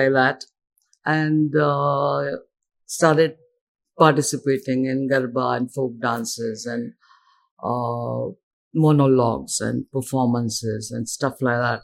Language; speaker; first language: English; non-native, local second language; Gujarati